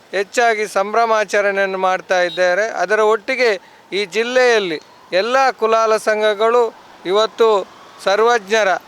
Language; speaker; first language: Kannada; native; Kannada